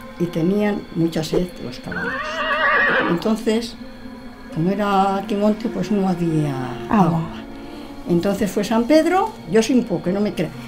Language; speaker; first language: Spanish; native; Spanish